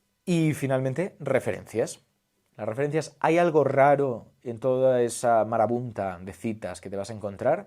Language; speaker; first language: Spanish; native; Spanish